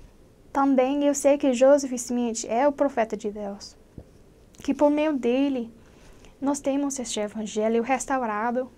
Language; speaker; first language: Portuguese; non-native, fluent; English